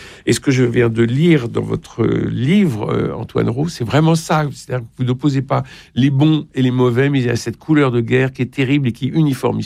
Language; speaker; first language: French; native; French